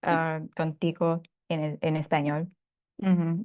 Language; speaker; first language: Spanish; non-native, fluent; Thai